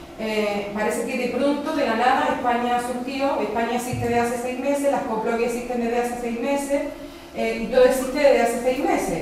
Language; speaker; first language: Spanish; native; Spanish